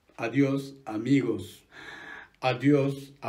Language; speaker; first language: Spanish; non-native, learner; Turkish